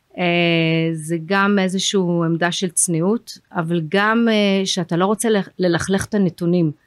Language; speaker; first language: Hebrew; early bilingual, heritage; Hebrew